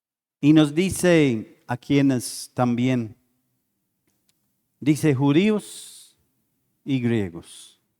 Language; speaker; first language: Spanish; non-native, fluent; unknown